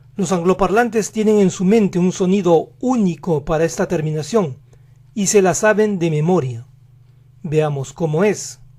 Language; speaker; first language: Spanish; native; Spanish